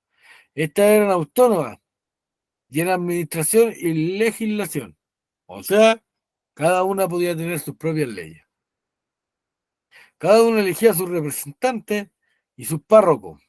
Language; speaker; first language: Spanish; native; Spanish